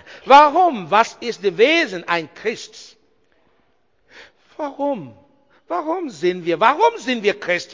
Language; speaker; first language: German; non-native, learner; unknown